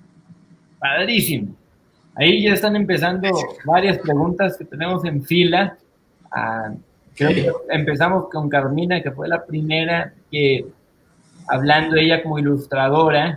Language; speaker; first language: Spanish; native; Spanish